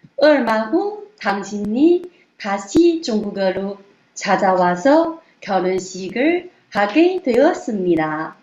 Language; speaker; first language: Korean; non-native, learner; Chinese